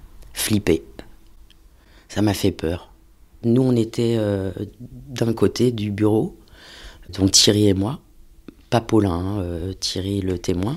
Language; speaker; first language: French; native; French